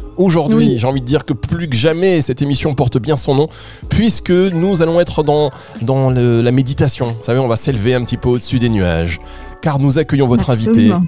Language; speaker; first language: French; native; French